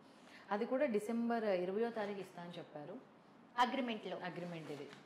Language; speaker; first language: Telugu; native; Telugu